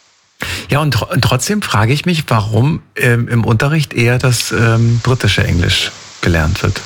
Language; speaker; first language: German; native; German